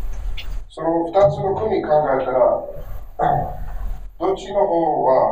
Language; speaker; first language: Japanese; non-native, learner; English